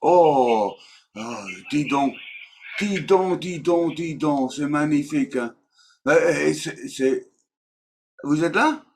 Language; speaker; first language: French; non-native, learner; English